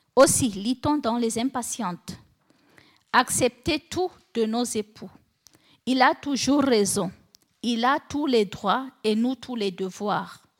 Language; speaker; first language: French; non-native, local second language; Fula